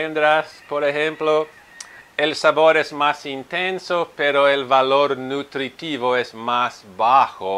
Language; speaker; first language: Spanish; non-native, fluent; Italian